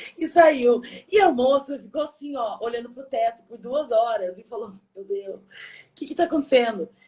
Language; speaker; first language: Portuguese; native; Portuguese